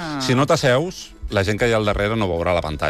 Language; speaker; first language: Catalan; native; Catalan